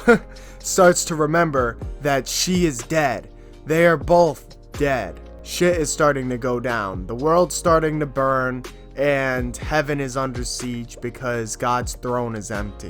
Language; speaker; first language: English; native; English